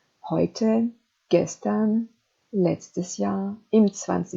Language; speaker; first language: German; non-native, fluent; French